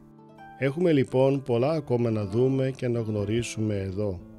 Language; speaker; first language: Greek; native; Greek